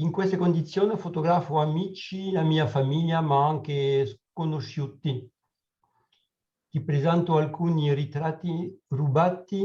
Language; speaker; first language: Italian; non-native, learner; French